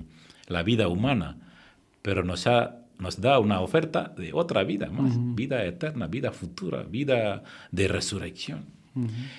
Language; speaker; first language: Spanish; non-native, fluent; Tamil